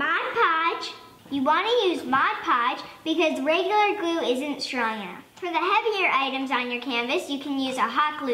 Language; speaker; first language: English; native; English